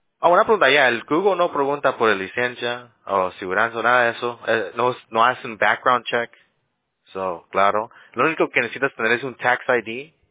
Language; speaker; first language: Spanish; early bilingual, heritage; Spanish